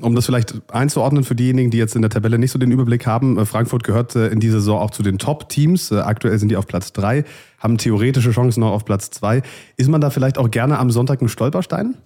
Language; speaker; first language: German; native; German